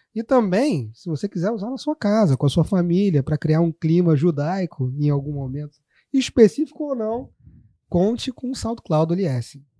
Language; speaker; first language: Portuguese; native; Portuguese